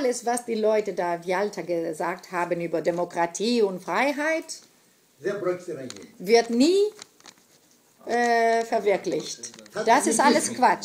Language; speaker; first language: German; non-native, fluent; Greek